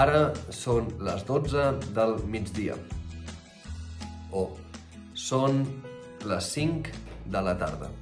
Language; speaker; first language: Catalan; non-native, fluent; Russian